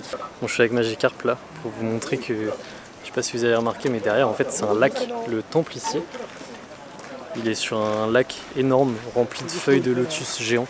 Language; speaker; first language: French; native; French